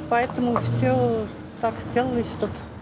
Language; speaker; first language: Russian; non-native, local second language; Armenian